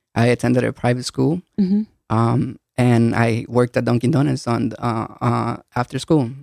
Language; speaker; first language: English; early bilingual, other home language; Spanish